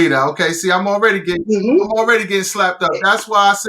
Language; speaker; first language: English; native; English